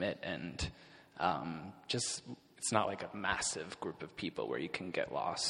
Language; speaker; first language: English; native; English